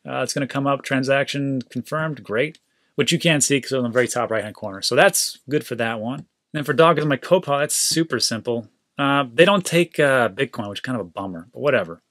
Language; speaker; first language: English; native; English